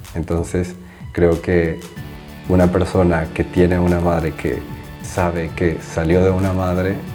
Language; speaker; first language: Spanish; native; Spanish